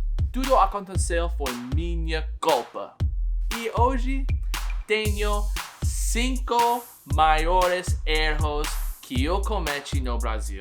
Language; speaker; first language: Portuguese; non-native, learner; English